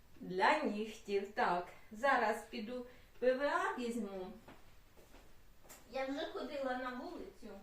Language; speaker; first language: Ukrainian; native; Ukrainian